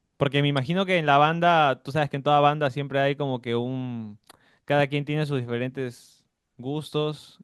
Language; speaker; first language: Spanish; native; Spanish